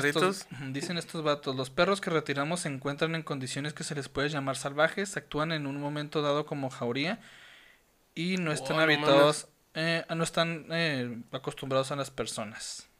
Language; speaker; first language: Spanish; native; Spanish